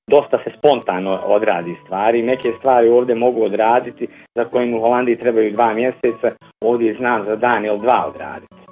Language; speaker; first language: Bosnian; native; Bosnian